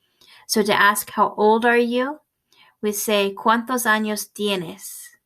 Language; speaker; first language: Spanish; non-native, fluent; English